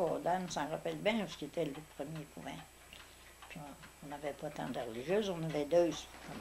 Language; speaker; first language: French; native; French